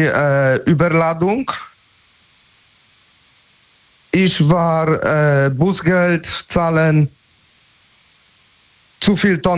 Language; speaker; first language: German; non-native, learner; Polish